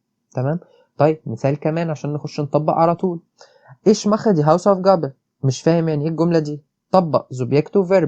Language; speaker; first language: Arabic; native; Arabic